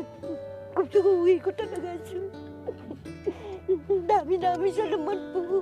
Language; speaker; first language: Filipino; non-native, learner; Vietnamese